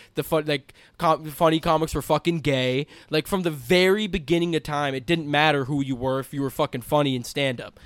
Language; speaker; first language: English; native; English